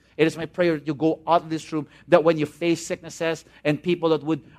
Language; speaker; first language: English; non-native, local second language; Cebuano